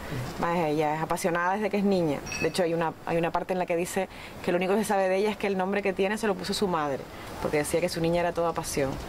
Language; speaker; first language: Spanish; native; Spanish